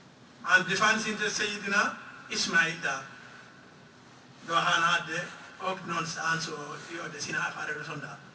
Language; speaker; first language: Swedish; non-native, fluent; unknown